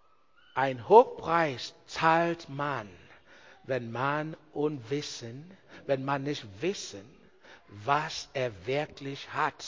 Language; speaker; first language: German; non-native, learner; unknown